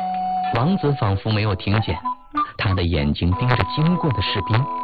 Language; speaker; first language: Chinese; native; Chinese